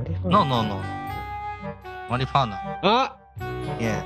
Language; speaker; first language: English; non-native, learner; Japanese